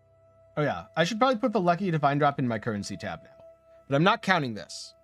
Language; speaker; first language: English; native; English